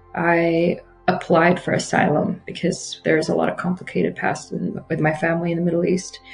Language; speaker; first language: English; non-native, fluent; Arabic